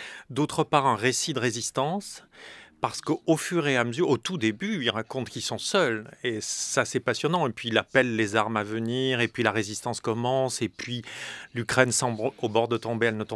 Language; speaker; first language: French; native; French